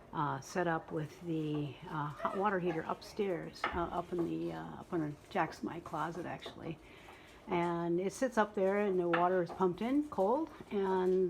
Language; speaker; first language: English; native; English